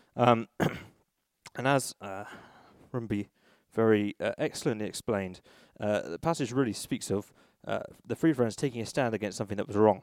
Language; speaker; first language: English; native; English